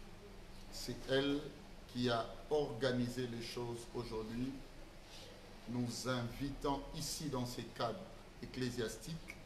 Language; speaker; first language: French; non-native, local second language; Lingala